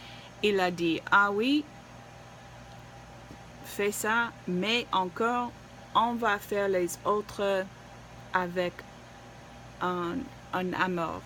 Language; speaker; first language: French; non-native, learner; English